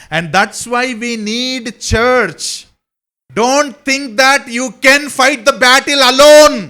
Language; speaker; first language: English; non-native, local second language; Telugu